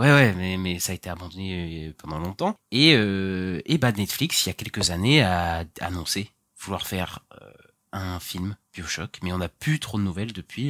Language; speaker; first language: French; native; French